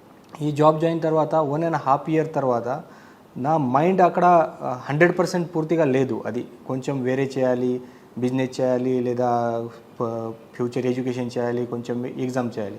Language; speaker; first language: Telugu; non-native, learner; Marathi